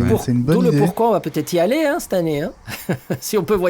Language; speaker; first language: French; native; French